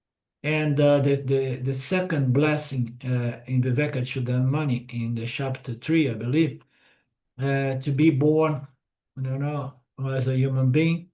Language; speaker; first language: English; non-native, fluent; Portuguese